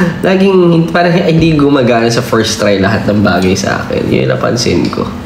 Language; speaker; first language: Filipino; native; Filipino